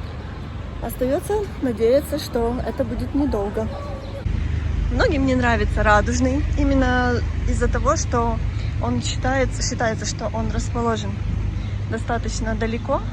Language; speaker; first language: Russian; native; Russian